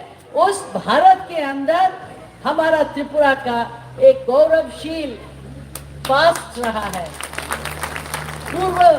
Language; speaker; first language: Hindi; non-native, local second language; Bangla